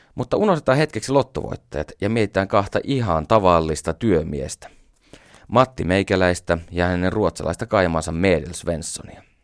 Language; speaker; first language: Finnish; native; Finnish